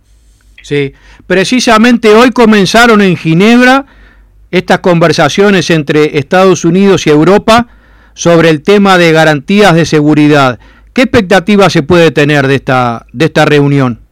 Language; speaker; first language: Spanish; native; Spanish